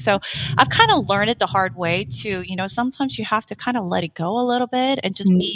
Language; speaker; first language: English; non-native, fluent; Korean